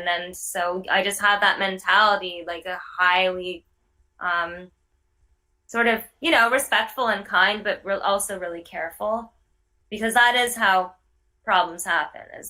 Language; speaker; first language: English; non-native, fluent; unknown